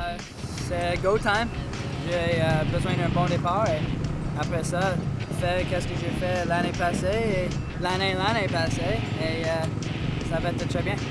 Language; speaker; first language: French; non-native, learner; English